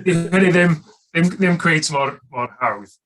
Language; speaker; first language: Welsh; native; Welsh